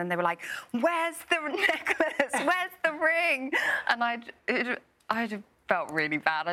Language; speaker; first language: English; native; English